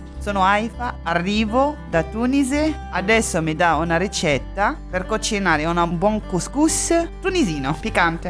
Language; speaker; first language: Italian; non-native, local second language; Arabic